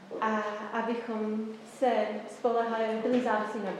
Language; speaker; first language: Czech; non-native, fluent; English